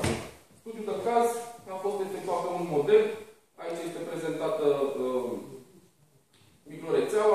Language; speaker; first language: Romanian; native; Romanian